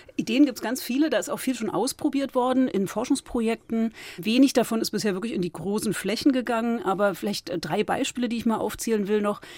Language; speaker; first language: German; native; German